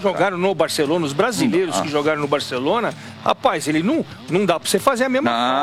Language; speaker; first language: Portuguese; native; Portuguese